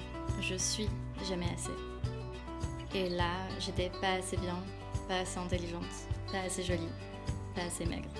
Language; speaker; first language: French; native; French